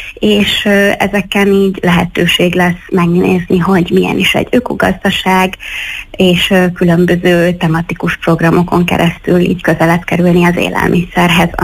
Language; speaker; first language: Hungarian; native; Hungarian